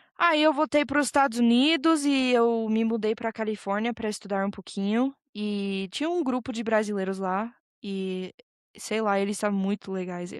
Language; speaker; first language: Portuguese; non-native, fluent; English